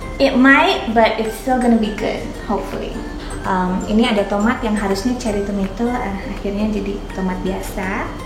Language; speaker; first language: Indonesian; native; Indonesian